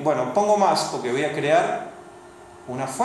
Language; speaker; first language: Spanish; native; Spanish